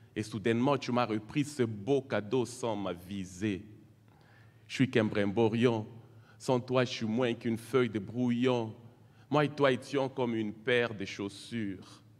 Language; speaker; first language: French; non-native, local second language; Swahili